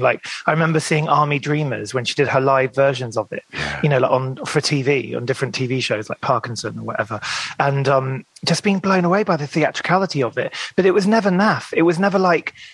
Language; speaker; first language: English; native; English